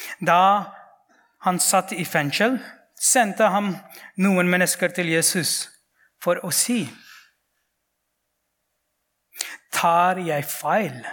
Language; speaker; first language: Norwegian; non-native, fluent; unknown